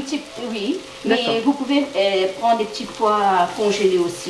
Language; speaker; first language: French; non-native, fluent; Nepali